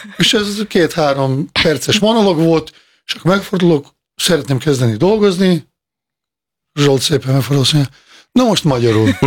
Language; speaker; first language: Hungarian; non-native, fluent; Bosnian